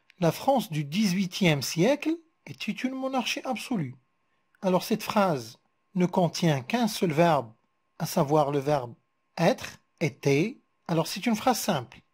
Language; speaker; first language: French; non-native, local second language; Arabic